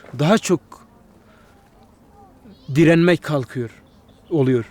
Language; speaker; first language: Turkish; non-native, local second language; Kurdish